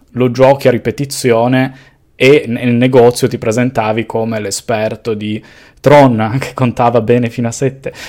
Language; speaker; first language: Italian; native; Italian